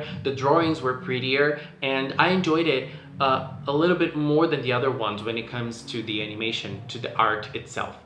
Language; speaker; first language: English; non-native, fluent; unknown